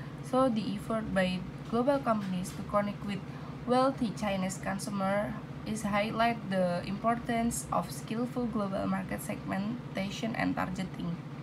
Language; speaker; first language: English; non-native, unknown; Indonesian